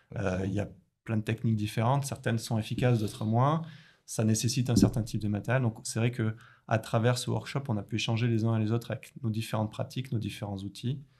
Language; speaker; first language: French; native; French